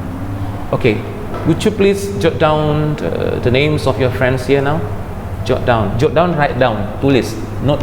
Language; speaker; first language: English; non-native, fluent; Indonesian